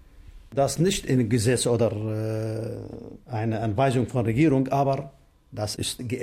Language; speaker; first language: German; non-native, fluent; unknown